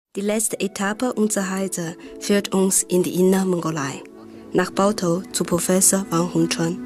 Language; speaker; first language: German; non-native, fluent; Chinese